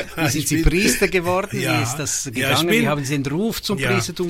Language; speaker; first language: German; native; German